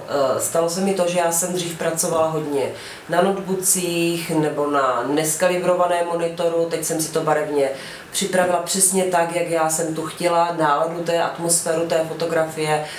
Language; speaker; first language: Czech; native; Czech